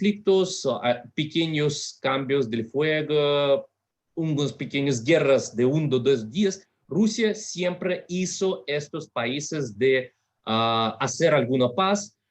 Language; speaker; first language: Spanish; non-native, fluent; Russian